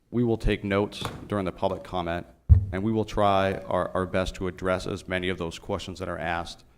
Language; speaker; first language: English; native; English